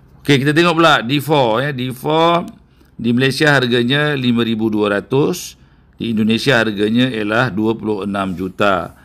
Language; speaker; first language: Malay; native; Malay